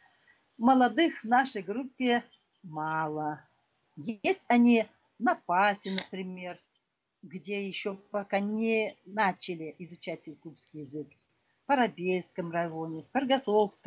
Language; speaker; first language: Russian; non-native, local second language; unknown